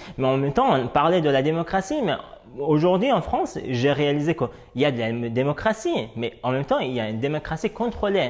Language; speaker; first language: French; non-native, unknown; Persian